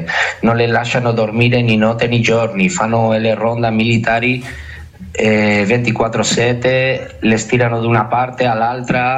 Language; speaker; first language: Italian; non-native, learner; Spanish